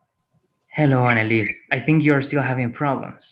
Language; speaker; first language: English; non-native, fluent; Spanish